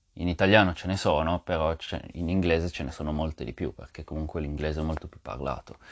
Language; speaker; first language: Italian; native; Italian